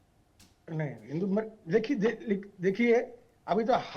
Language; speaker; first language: Hindi; non-native, local second language; Bangla